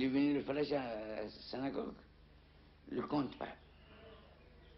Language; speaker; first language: French; non-native, learner; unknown